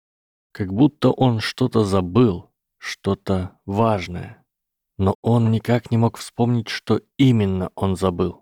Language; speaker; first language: Russian; native; Russian